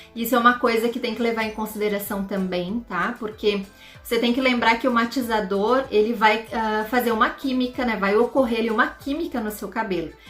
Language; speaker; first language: Portuguese; native; Portuguese